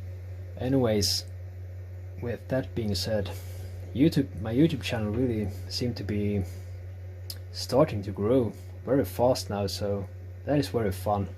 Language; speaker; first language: English; non-native, fluent; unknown